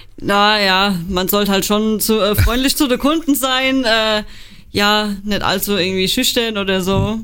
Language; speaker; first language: German; native; German